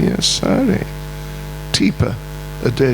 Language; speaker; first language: Russian; non-native, learner; English